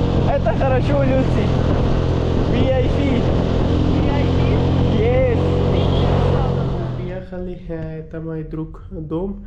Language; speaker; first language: Russian; non-native, learner; Pashto